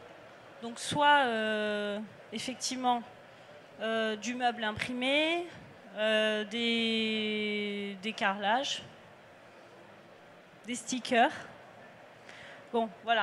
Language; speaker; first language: French; native; French